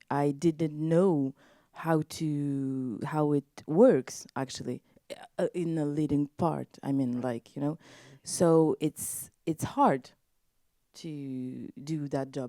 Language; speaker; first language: English; non-native, learner; French